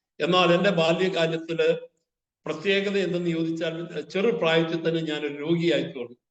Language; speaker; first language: Malayalam; native; Malayalam